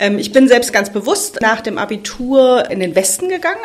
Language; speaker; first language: German; native; German